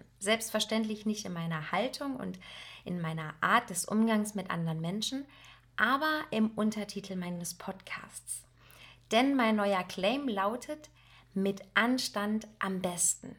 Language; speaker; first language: German; native; German